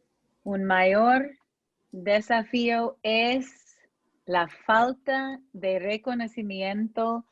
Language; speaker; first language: Spanish; non-native, fluent; English